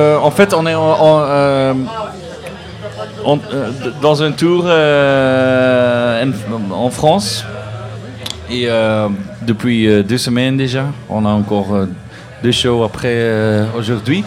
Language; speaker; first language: French; non-native, local second language; Dutch